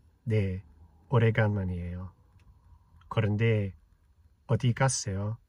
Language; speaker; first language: Korean; non-native, learner; English